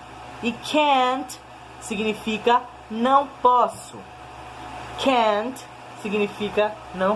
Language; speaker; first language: Portuguese; native; Portuguese